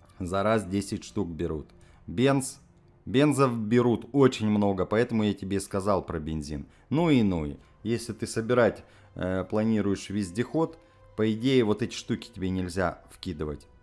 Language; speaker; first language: Russian; native; Russian